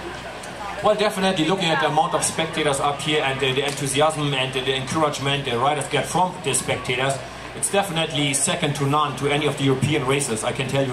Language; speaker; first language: English; non-native, fluent; German